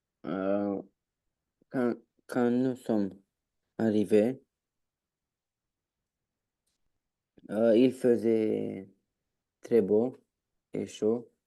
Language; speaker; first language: French; non-native, learner; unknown